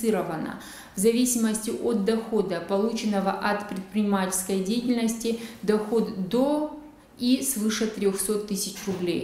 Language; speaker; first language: Russian; native; Russian